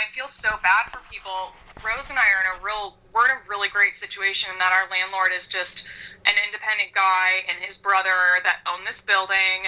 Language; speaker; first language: English; native; English